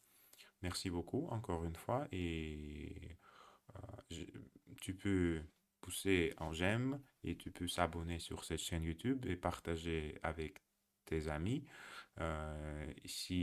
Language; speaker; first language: French; non-native, learner; Russian